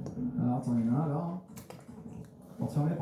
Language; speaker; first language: French; native; French